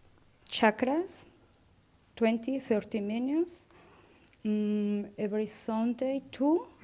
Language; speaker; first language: English; non-native, learner; Spanish